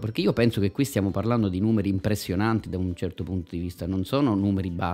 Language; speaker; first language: Italian; native; Italian